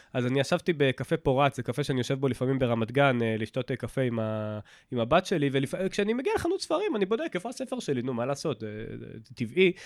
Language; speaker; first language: Hebrew; native; Hebrew